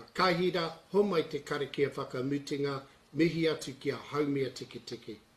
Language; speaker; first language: Māori; non-native, local second language; English